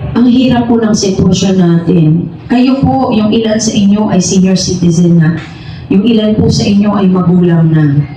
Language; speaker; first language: Filipino; native; Filipino